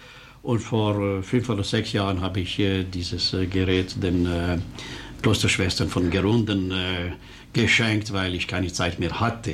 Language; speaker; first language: German; non-native, local second language; French